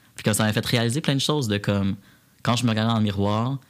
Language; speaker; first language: French; native; French